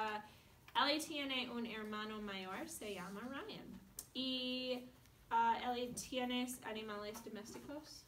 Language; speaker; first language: Spanish; non-native, fluent; English